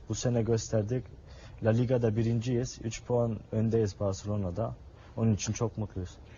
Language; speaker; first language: Turkish; early bilingual, heritage; Turkish